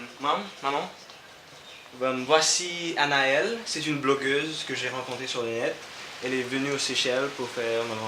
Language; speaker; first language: French; non-native, local second language; Seselwa Creole French